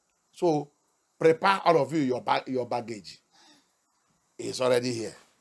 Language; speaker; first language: English; non-native, local second language; Yoruba